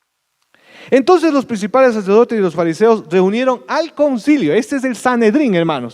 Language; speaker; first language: Spanish; native; Spanish